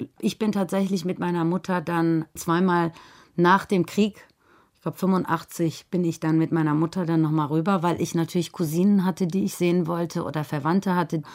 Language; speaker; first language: German; early bilingual, other home language; Persian